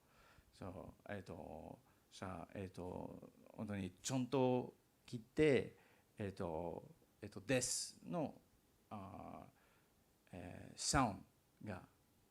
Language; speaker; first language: Japanese; non-native, learner; English